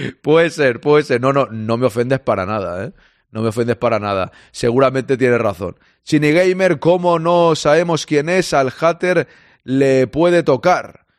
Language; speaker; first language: Spanish; native; Spanish